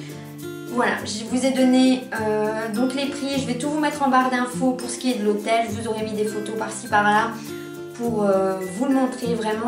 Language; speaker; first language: French; native; French